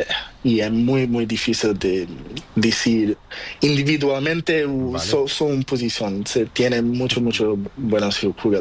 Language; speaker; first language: Spanish; non-native, learner; Portuguese